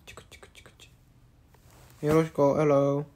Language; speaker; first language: Japanese; non-native, learner; English